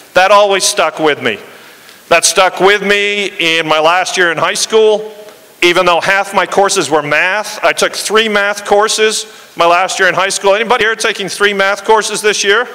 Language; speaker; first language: English; native; English